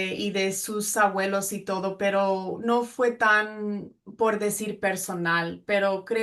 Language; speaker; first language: Spanish; early bilingual, other home language; English